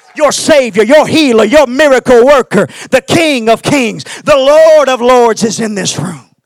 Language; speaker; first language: English; native; English